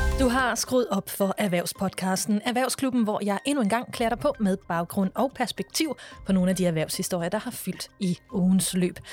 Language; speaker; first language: Danish; native; Danish